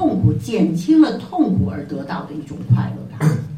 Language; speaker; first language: Chinese; native; Chinese